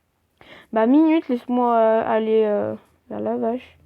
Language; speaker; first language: French; native; French